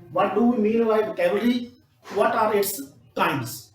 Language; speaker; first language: English; non-native, local second language; Punjabi